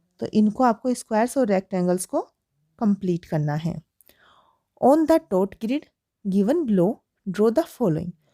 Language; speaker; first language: Hindi; native; Hindi